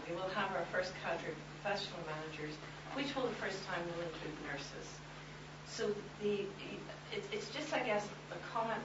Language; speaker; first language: English; native; English